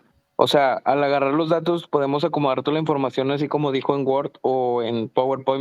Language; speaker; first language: Spanish; native; Spanish